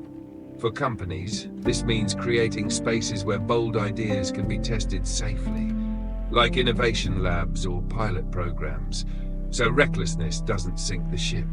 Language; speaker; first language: English; native; English